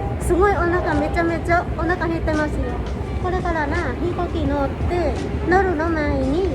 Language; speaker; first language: Japanese; non-native, learner; Thai